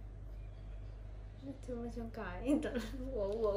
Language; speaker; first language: Chinese; non-native, learner; Vietnamese